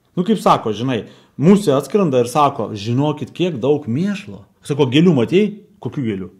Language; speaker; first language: Lithuanian; native; Lithuanian